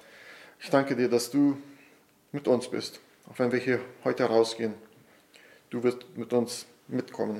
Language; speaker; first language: German; non-native, fluent; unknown